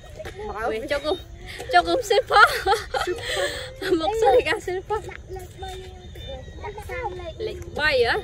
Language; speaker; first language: Korean; non-native, fluent; Khmer